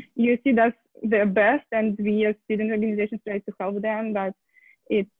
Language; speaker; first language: English; non-native, fluent; Russian